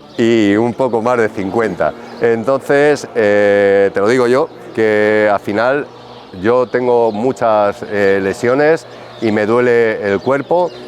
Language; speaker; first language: Spanish; native; Spanish